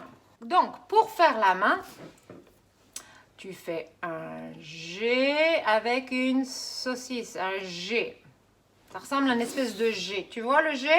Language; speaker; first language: French; native; French